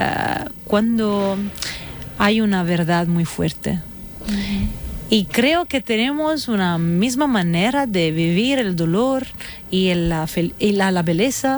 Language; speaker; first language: Spanish; non-native, fluent; Italian